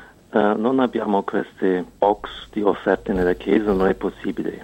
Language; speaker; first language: Italian; non-native, fluent; German